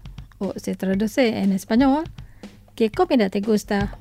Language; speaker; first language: Spanish; non-native, fluent; Indonesian